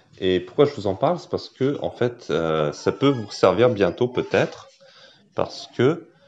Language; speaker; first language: French; native; French